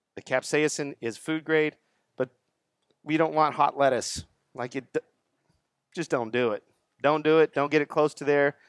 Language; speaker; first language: English; native; English